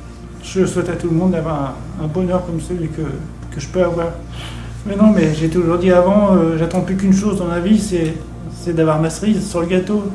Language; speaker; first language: French; native; French